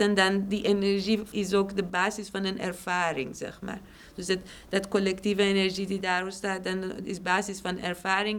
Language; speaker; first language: Dutch; non-native, fluent; Persian